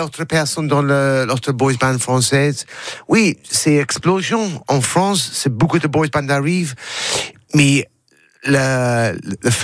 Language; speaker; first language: French; non-native, learner; English